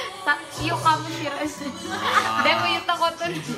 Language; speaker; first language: Japanese; non-native, learner; Filipino